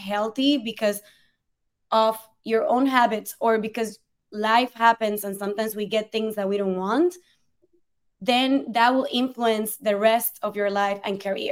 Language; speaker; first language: English; non-native, fluent; Spanish